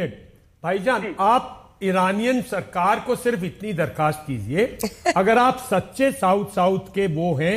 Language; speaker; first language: Hindi; native; Hindi